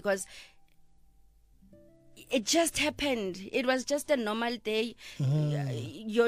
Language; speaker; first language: English; non-native, local second language; Zulu